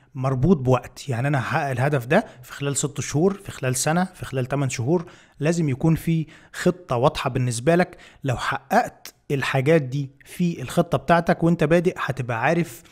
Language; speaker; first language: Arabic; native; Arabic